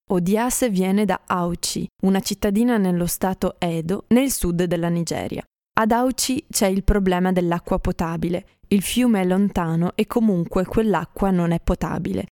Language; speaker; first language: Italian; native; Italian